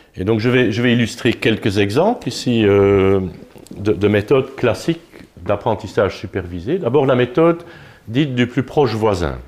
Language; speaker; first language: French; native; French